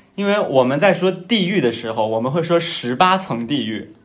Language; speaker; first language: Chinese; native; Chinese